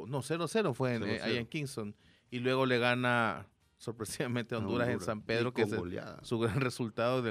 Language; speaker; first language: Spanish; native; Spanish